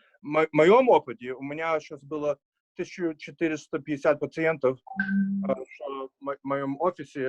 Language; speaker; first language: Russian; early bilingual, heritage; Russian